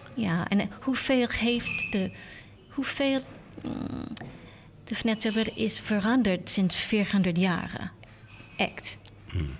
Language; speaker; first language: Dutch; non-native, learner; English